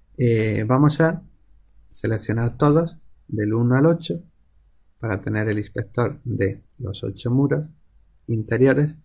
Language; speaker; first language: Spanish; native; Spanish